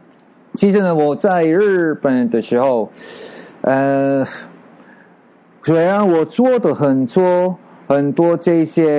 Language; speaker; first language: Chinese; non-native, learner; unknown